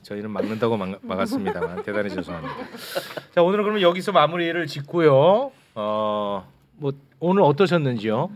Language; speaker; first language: Korean; native; Korean